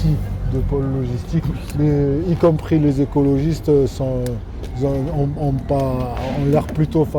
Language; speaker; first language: French; native; French